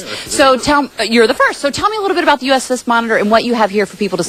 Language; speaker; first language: English; native; English